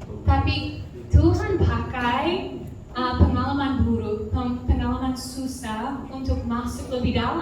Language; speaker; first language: Indonesian; non-native, fluent; English